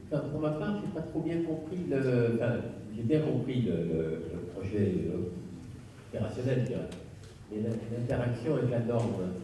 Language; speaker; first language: French; native; French